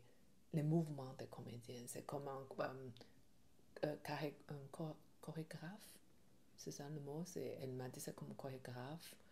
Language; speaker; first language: French; non-native, learner; Chinese